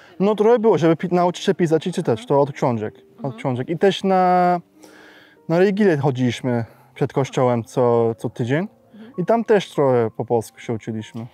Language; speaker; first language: Polish; early bilingual, heritage; Polish